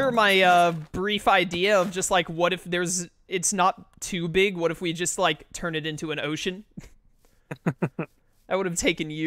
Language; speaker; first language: English; native; English